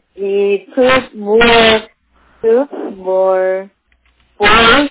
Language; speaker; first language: English; non-native, learner; Korean